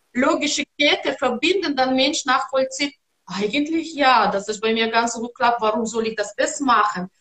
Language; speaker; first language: German; non-native, learner; Russian